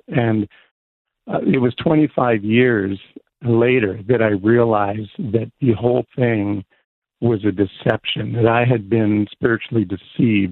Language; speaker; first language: English; native; English